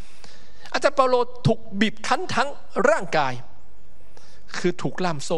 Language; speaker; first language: Thai; native; Thai